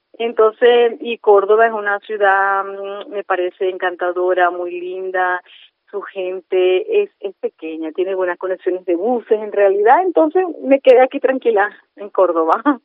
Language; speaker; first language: Spanish; native; Spanish